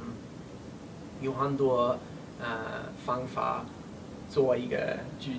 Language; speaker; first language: Chinese; non-native, learner; English